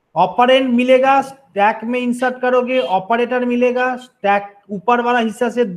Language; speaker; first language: Hindi; non-native, local second language; Bangla